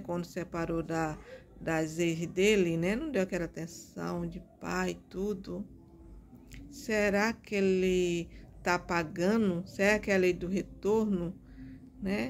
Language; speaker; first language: Portuguese; native; Portuguese